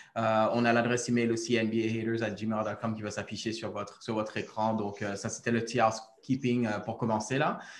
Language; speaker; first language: French; native; French